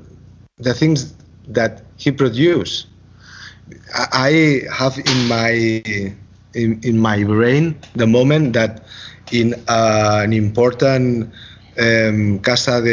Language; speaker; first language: English; non-native, learner; Catalan